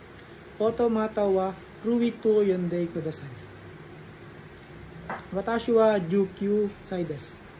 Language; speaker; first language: Japanese; non-native, learner; Filipino